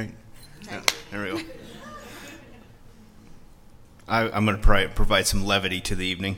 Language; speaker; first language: English; native; English